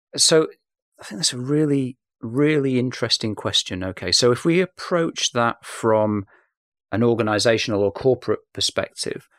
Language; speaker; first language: English; native; English